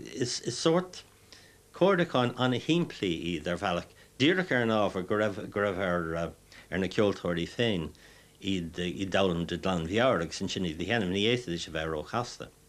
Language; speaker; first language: Irish; native; Irish